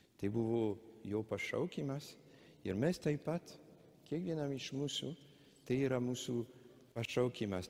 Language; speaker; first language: Lithuanian; non-native, fluent; French